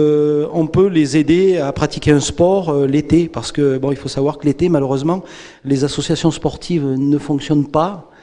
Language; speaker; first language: French; native; French